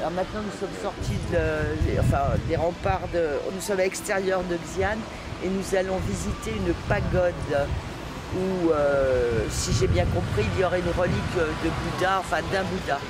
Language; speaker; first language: French; native; French